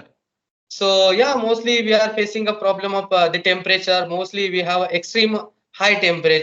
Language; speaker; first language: English; non-native, local second language; Marathi